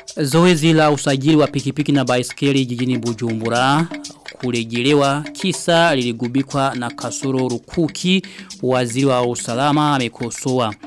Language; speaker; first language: Swahili; non-native, local second language; Rundi